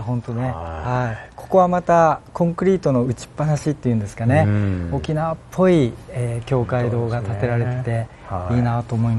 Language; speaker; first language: Japanese; native; Japanese